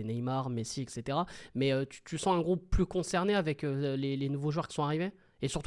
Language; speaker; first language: French; native; French